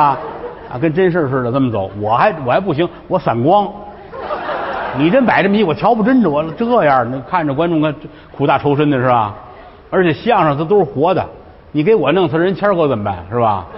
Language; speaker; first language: Chinese; native; Chinese